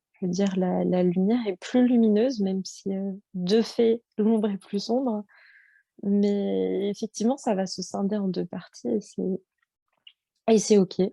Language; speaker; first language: French; native; French